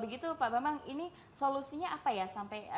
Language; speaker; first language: Indonesian; native; Indonesian